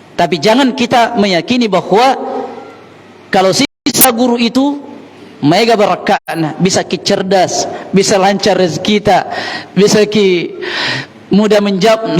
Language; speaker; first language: Malay; non-native, local second language; Buginese